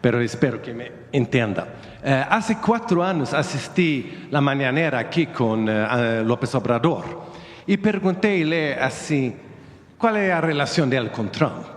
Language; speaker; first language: Spanish; non-native, fluent; Swedish